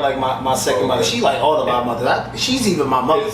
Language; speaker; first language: English; native; English